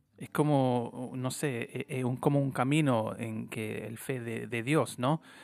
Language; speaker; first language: Spanish; early bilingual, heritage; Spanish